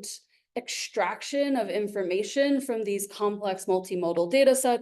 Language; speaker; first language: English; native; English